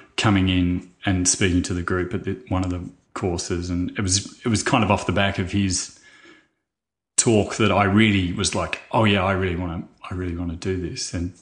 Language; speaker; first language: English; native; English